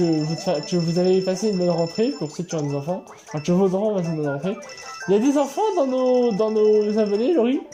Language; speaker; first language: French; native; French